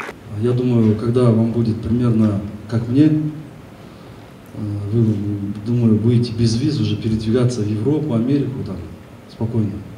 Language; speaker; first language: Russian; non-native, local second language; Kazakh